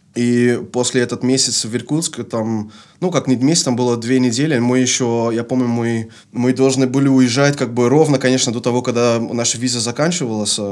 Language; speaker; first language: Russian; non-native, fluent; Dutch